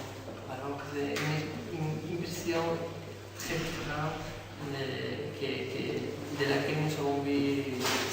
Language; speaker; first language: French; non-native, learner; Spanish